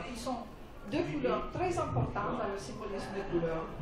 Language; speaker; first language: French; non-native, fluent; Italian